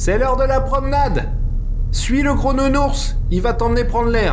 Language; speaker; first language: French; native; French